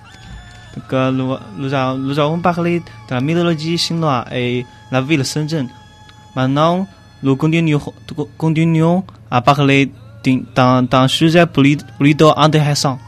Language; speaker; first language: French; non-native, learner; Chinese